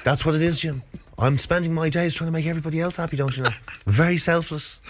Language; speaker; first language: English; native; English